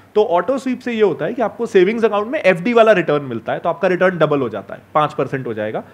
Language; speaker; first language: Hindi; native; Hindi